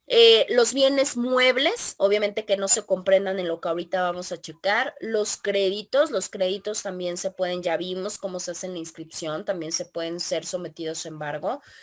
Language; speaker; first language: Spanish; native; Spanish